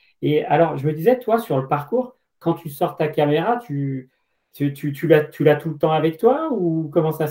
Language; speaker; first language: French; native; French